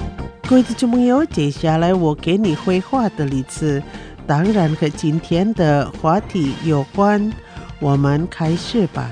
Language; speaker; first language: Chinese; non-native, fluent; Indonesian